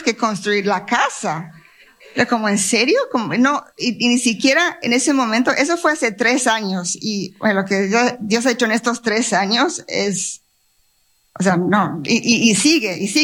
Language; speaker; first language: Spanish; native; Spanish